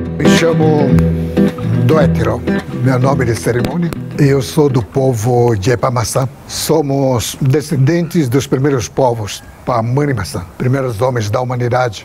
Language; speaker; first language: Portuguese; non-native, local second language; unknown